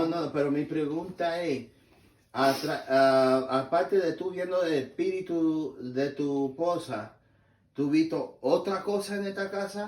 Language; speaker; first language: Spanish; early bilingual, heritage; English